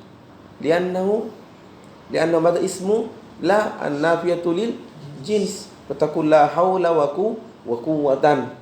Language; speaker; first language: Arabic; non-native, fluent; Indonesian